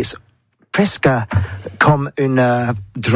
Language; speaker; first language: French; non-native, learner; English